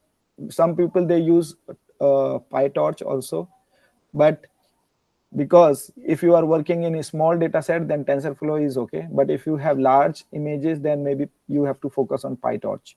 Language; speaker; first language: English; non-native, learner; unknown